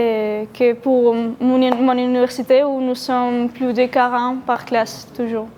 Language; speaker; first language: French; non-native, learner; Spanish